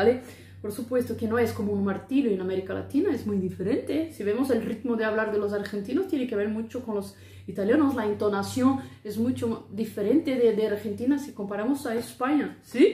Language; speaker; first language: Spanish; non-native, fluent; Portuguese